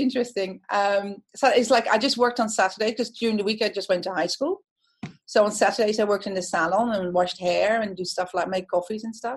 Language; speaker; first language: English; non-native, fluent; Dutch